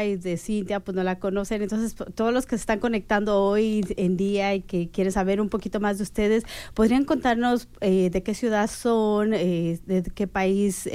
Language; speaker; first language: Spanish; native; Spanish